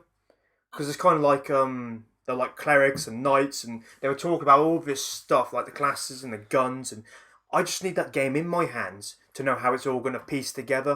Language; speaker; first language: English; native; English